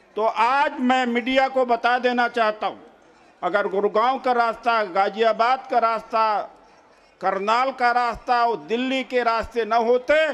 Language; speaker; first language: Hindi; native; Hindi